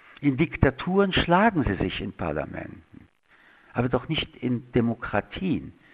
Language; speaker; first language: German; early bilingual, other home language; French